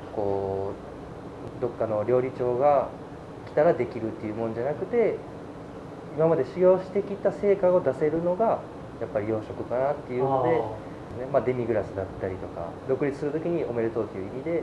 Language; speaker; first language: Japanese; native; Japanese